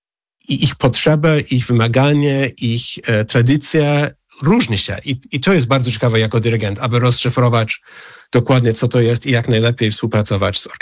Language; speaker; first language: Polish; non-native, fluent; English